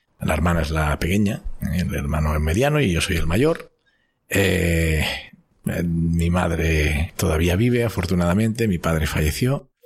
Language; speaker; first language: Spanish; non-native, local second language; Catalan